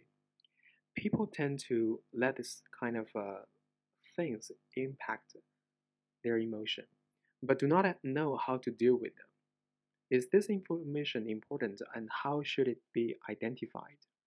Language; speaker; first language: English; non-native, fluent; Chinese